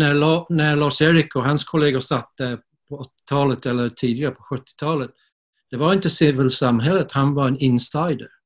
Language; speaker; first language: Swedish; non-native, fluent; English